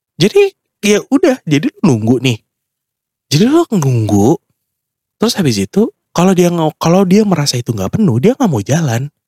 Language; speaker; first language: Indonesian; native; Indonesian